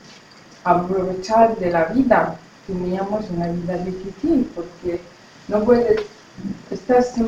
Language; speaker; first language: Spanish; non-native, fluent; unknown